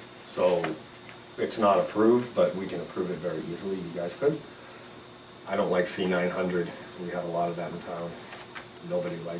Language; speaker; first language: English; native; English